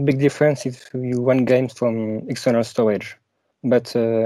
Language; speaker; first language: English; non-native, fluent; French